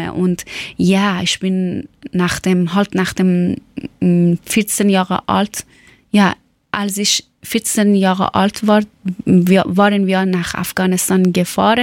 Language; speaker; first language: German; non-native, learner; Persian